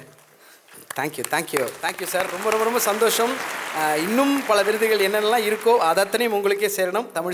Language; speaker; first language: Tamil; native; Tamil